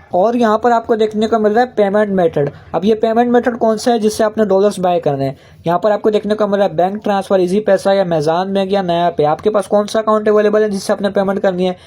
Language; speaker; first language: Urdu; non-native, local second language; Punjabi